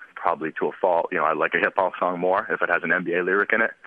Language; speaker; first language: English; native; English